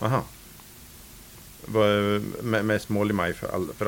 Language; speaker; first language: Swedish; native; Swedish